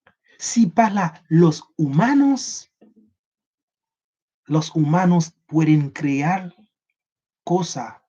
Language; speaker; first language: Spanish; non-native, learner; Haitian Creole